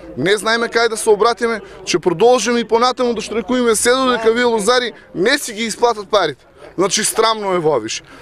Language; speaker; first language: Macedonian; native; Macedonian